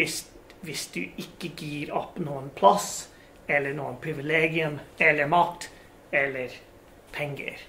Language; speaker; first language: Norwegian; non-native, fluent; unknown